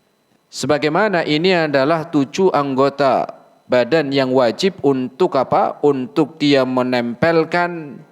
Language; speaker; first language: Indonesian; native; Indonesian